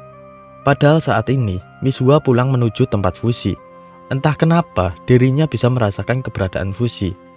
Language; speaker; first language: Indonesian; native; Indonesian